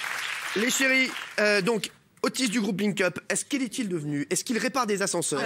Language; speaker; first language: French; native; French